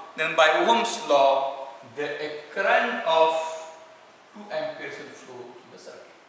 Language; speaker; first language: English; non-native, local second language; Marathi